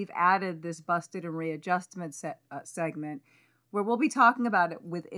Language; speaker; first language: English; early bilingual, other home language; Spanish